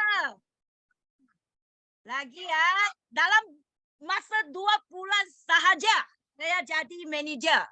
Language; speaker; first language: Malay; non-native, learner; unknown